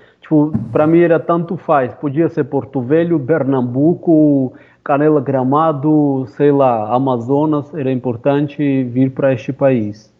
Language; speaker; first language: Portuguese; non-native, fluent; Armenian